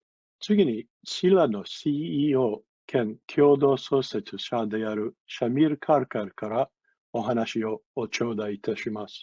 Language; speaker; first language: Japanese; non-native, fluent; English